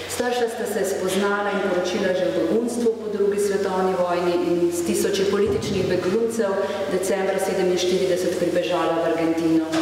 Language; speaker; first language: Slovenian; native; Slovenian